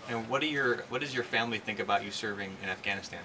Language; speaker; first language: English; native; English